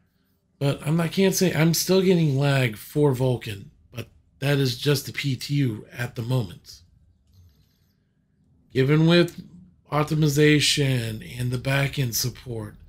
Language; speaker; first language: English; native; English